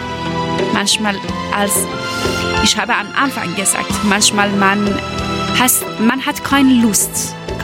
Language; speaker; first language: German; non-native, learner; Persian